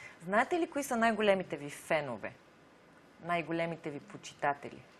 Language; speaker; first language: Bulgarian; native; Bulgarian